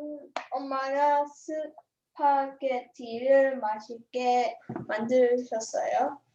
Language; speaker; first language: Korean; non-native, learner; English